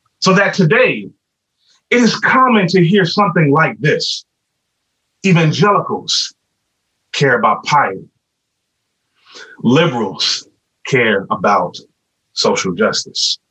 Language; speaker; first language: English; native; English